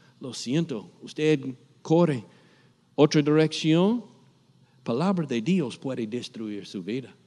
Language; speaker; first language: Spanish; non-native, learner; English